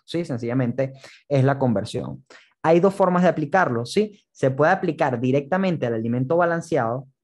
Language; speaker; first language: Spanish; native; Spanish